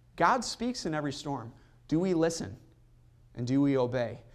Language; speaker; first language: English; native; English